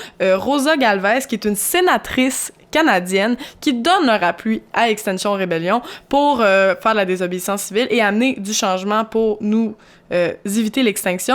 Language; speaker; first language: French; native; French